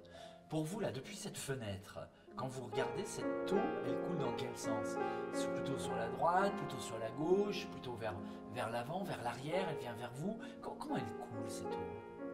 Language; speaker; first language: French; native; French